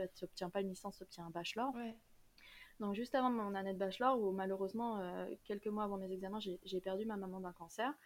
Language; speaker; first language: French; native; French